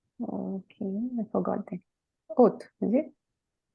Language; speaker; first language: English; non-native, local second language; Malay